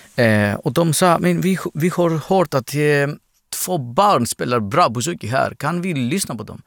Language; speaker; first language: Swedish; non-native, learner; Greek